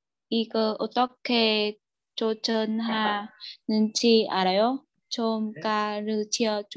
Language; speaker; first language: Korean; non-native, learner; Vietnamese